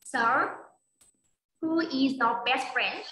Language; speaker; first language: English; non-native, fluent; Vietnamese